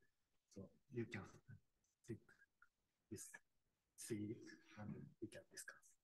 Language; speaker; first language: English; non-native, learner; Japanese